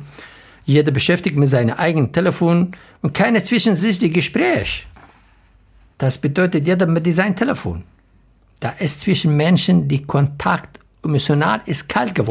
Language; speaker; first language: German; non-native, learner; Arabic